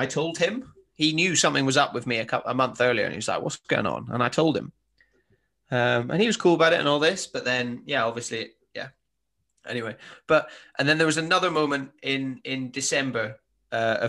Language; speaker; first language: English; native; English